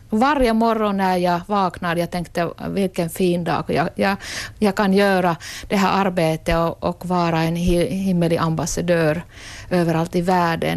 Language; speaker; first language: Swedish; non-native, local second language; Finnish